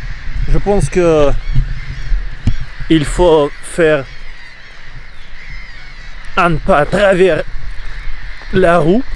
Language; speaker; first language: French; non-native, learner; Russian